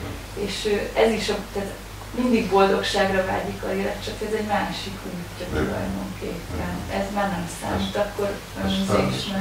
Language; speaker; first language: Hungarian; native; Hungarian